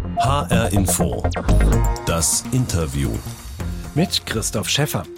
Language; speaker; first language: German; native; German